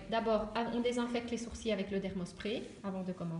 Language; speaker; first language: French; native; French